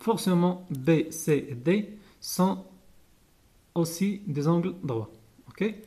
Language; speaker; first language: French; non-native, local second language; Arabic